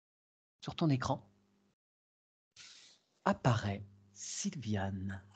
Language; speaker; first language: French; native; French